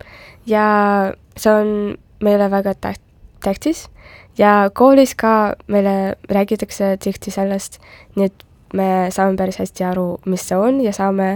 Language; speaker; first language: Estonian; non-native, local second language; Russian